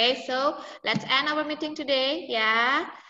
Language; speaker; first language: English; non-native, fluent; Indonesian